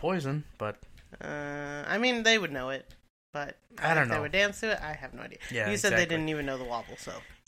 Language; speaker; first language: English; native; English